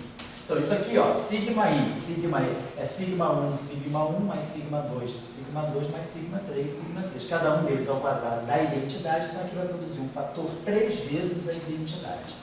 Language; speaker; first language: Portuguese; native; Portuguese